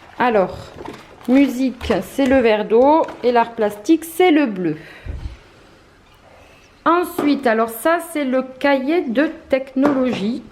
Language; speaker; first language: French; native; French